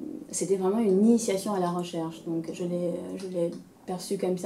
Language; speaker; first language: French; non-native, fluent; Romanian